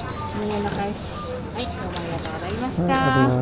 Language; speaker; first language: Japanese; native; Japanese